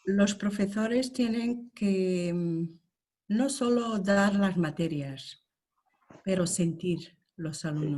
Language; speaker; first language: Spanish; non-native, fluent; Portuguese